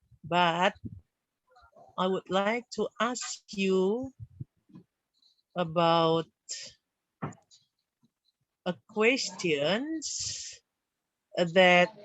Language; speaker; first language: English; non-native, learner; Indonesian